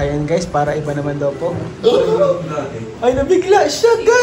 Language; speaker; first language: Filipino; native; Filipino